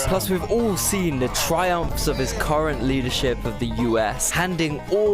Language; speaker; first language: English; native; English